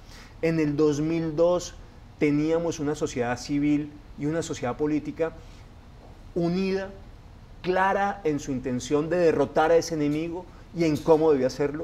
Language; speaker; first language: Spanish; native; Spanish